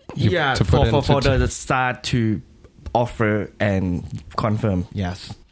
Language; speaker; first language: English; non-native, learner; Thai